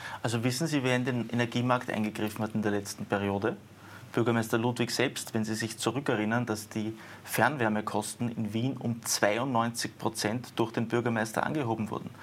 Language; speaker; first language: German; native; German